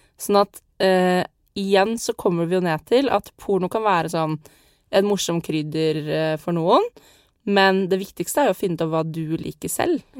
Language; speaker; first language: Norwegian; native; Norwegian